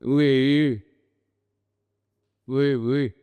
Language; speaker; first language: French; native; French